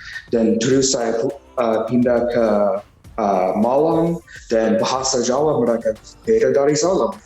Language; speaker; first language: Indonesian; non-native, fluent; English